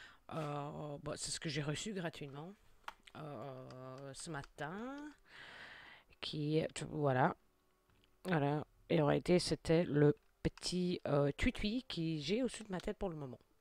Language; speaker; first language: French; native; French